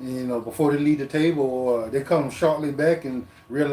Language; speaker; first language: English; native; English